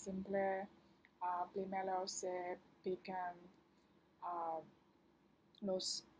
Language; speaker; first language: Spanish; non-native, learner; Chinese